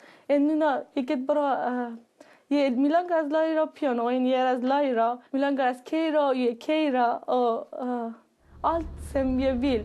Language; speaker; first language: Icelandic; non-native, learner; Persian